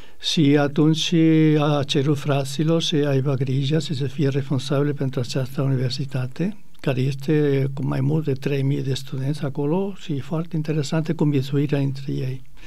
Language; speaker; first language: Romanian; non-native, fluent; Spanish